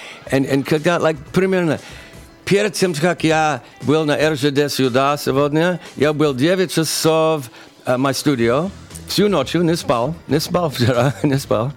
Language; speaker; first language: Russian; non-native, learner; English